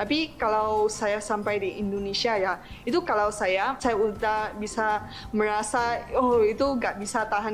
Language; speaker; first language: Indonesian; non-native, fluent; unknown